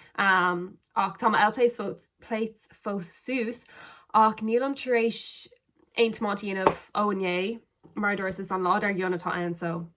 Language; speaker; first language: Irish; non-native, local second language; English